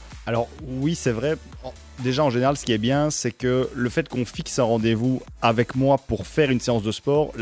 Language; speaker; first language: French; native; French